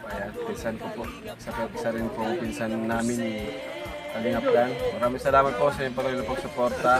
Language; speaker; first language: Filipino; native; Filipino